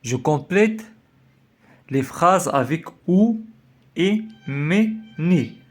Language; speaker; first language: French; non-native, local second language; Arabic